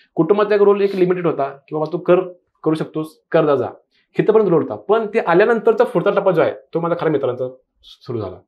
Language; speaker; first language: Marathi; non-native, local second language; Kannada